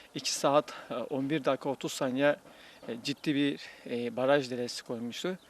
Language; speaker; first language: Turkish; native; Turkish